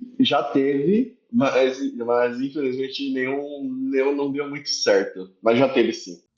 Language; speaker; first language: Portuguese; early bilingual, other home language; Korean